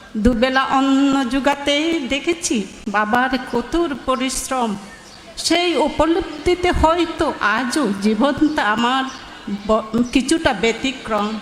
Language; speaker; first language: Bangla; non-native, local second language; Manipuri